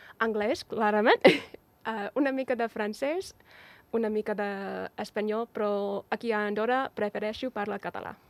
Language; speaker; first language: Catalan; non-native, fluent; English